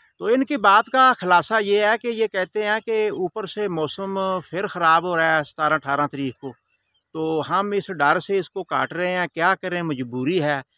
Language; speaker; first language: Urdu; non-native, local second language; Punjabi